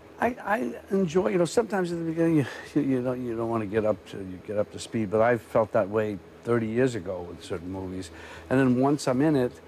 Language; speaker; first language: English; native; English